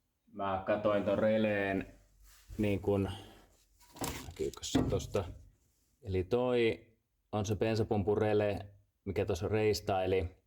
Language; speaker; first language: Finnish; native; Finnish